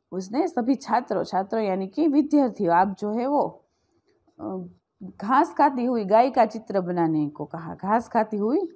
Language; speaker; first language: Hindi; non-native, local second language; Gujarati